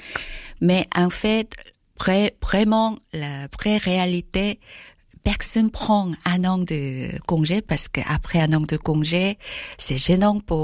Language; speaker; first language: French; non-native, learner; Korean